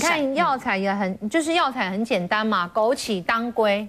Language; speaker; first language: Chinese; native; Chinese